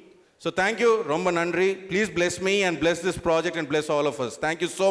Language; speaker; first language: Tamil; non-native, learner; Telugu